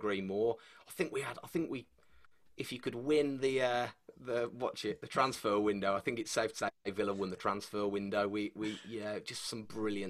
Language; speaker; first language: English; native; English